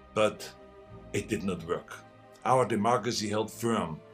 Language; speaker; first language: English; non-native, fluent; German